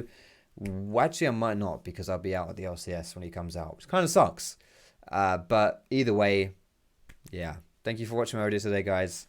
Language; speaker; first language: English; native; English